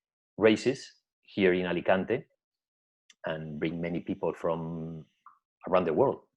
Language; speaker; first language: English; non-native, learner; Spanish